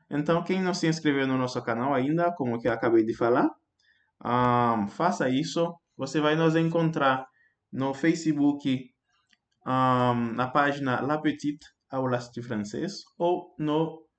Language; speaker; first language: Portuguese; non-native, fluent; French